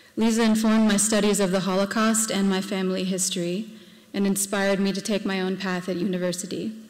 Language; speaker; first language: English; native; English